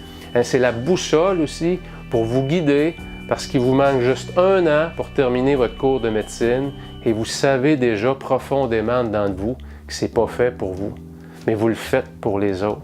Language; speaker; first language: French; native; French